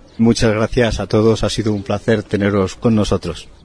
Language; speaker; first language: Spanish; native; Spanish